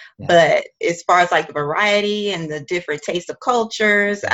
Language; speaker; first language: English; native; English